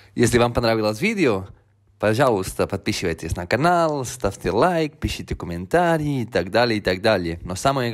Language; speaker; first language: Russian; non-native, fluent; Catalan